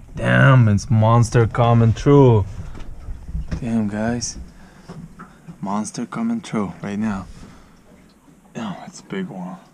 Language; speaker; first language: English; non-native, learner; Ukrainian